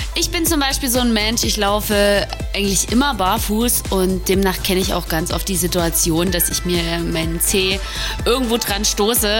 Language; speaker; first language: German; native; German